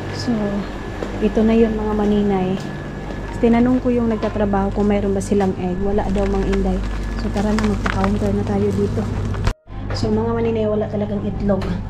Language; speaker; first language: Filipino; non-native, local second language; Cebuano